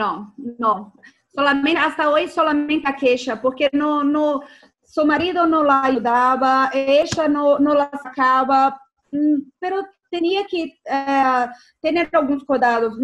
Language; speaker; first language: Spanish; non-native, fluent; Portuguese